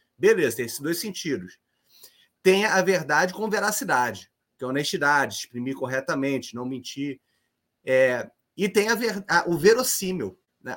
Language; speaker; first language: Portuguese; native; Portuguese